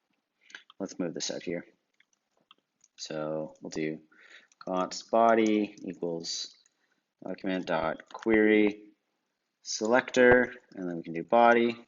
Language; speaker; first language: English; native; English